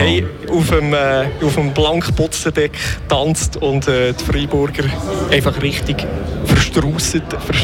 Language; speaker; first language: German; native; German